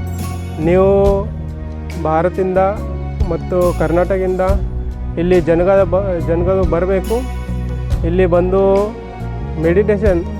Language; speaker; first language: Kannada; non-native, local second language; Marathi